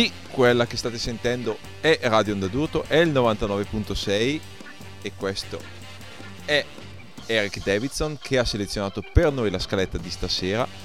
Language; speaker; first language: Italian; native; Italian